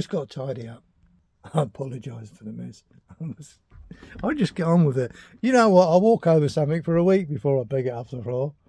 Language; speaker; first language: English; native; English